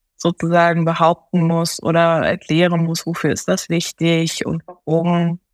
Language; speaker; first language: German; early bilingual, other home language; Japanese